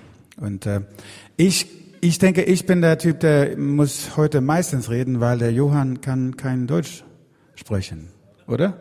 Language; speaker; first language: German; non-native, fluent; Swedish